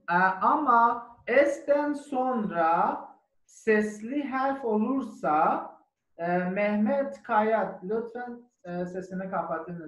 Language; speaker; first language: Turkish; non-native, learner; German